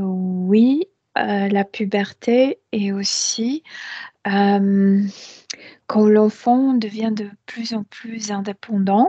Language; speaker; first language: French; non-native, fluent; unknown